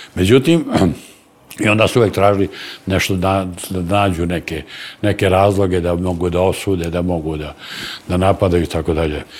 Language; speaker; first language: Serbian; native; Serbian